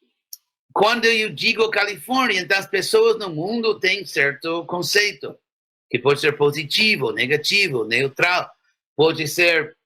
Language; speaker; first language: Portuguese; non-native, fluent; English